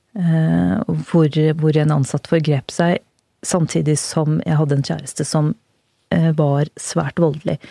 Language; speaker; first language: Norwegian; early bilingual, other home language; Urdu